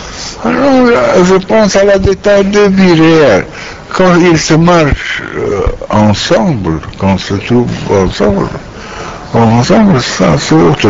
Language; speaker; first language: French; non-native, learner; Romanian